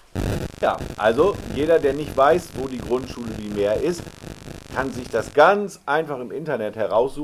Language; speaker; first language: German; native; German